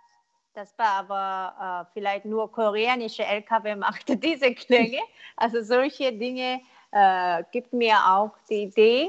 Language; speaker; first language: German; non-native, learner; Korean